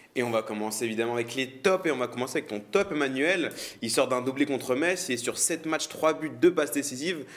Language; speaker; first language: French; native; French